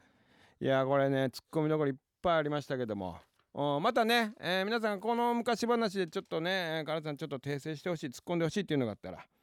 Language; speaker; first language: Japanese; native; Japanese